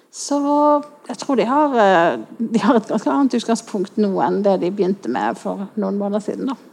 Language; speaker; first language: Norwegian; native; Norwegian